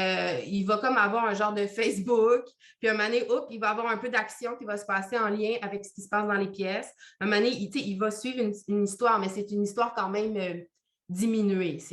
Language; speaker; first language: French; native; French